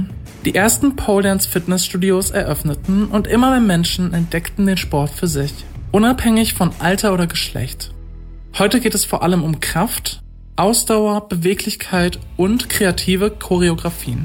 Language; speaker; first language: German; native; German